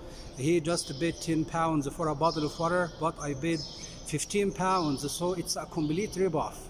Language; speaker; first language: English; non-native, fluent; Arabic